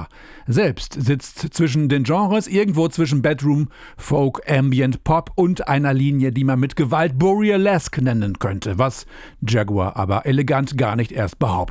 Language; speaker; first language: German; native; German